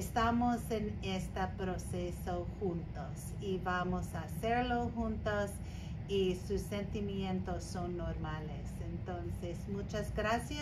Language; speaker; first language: Spanish; non-native, learner; English